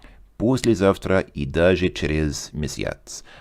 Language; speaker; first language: Russian; non-native, learner; English